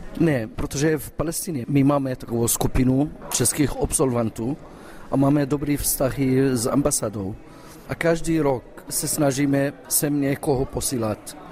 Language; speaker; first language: Czech; non-native, fluent; Arabic